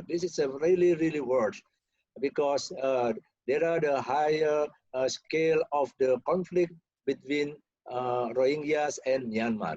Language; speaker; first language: English; non-native, learner; Malay